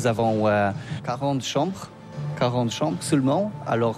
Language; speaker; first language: French; non-native, learner; Polish